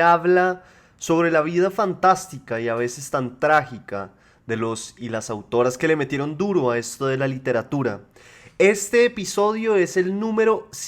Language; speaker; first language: Spanish; native; Spanish